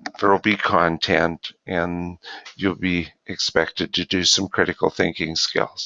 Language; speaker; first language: English; native; English